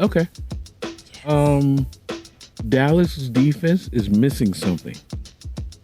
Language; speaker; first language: English; native; English